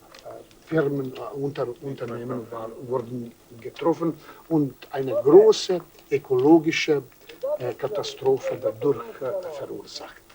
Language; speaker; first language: German; non-native, fluent; Serbian